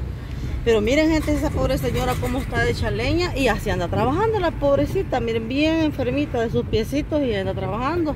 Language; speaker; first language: Spanish; native; Spanish